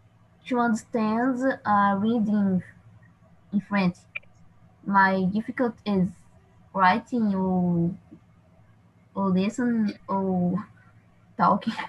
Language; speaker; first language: English; non-native, learner; Portuguese